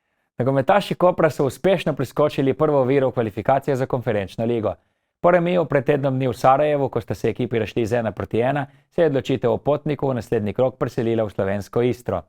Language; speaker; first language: Slovenian; native; Slovenian